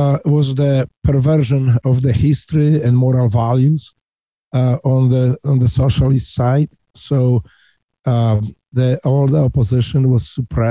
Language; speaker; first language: English; non-native, fluent; Polish